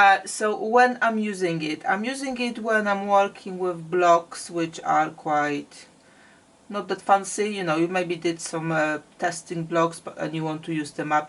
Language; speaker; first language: English; non-native, fluent; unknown